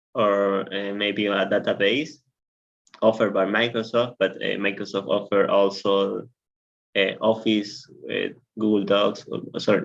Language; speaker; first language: English; non-native, learner; Spanish